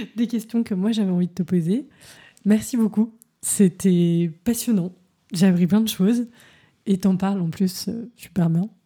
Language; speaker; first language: French; native; French